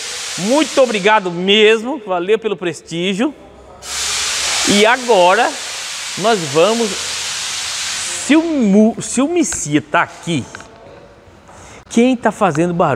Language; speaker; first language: Portuguese; native; Portuguese